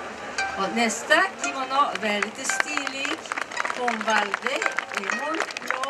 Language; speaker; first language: Swedish; non-native, learner; Japanese